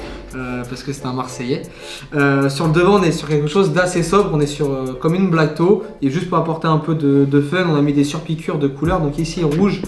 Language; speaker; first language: French; native; French